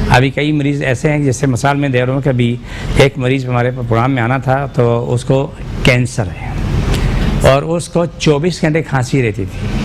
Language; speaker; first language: Urdu; non-native, local second language; Pashto